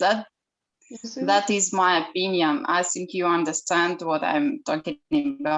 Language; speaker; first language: English; non-native, learner; Ukrainian